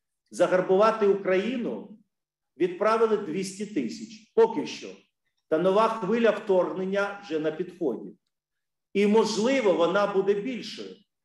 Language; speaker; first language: Ukrainian; native; Ukrainian